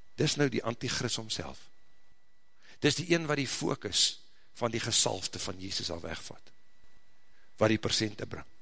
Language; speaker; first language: Afrikaans; native; Afrikaans